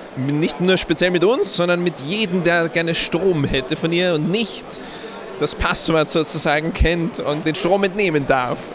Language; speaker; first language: German; native; German